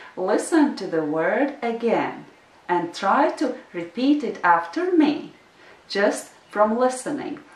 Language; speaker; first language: English; non-native, fluent; Latvian